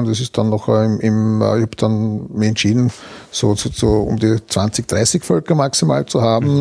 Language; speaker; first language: German; native; German